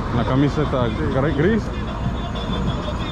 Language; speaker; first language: Spanish; non-native, learner; English